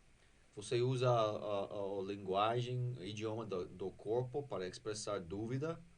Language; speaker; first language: Portuguese; non-native, fluent; English